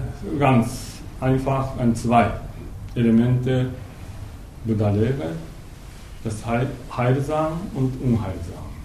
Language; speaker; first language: German; non-native, learner; Japanese